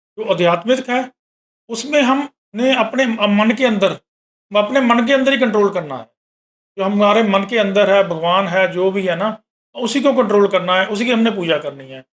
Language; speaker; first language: Hindi; native; Hindi